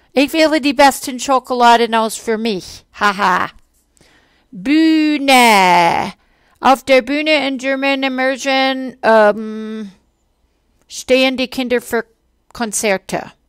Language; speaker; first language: German; non-native, fluent; English